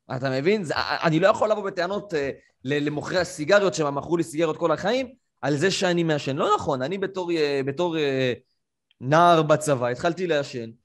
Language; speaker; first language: Hebrew; native; Hebrew